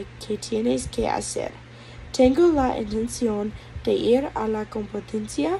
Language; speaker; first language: Spanish; non-native, learner; English